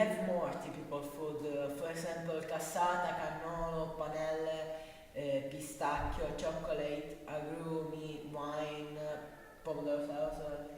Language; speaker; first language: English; non-native, learner; Italian